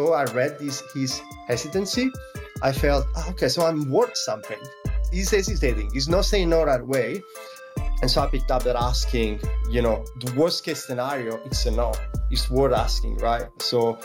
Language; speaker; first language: English; non-native, fluent; Italian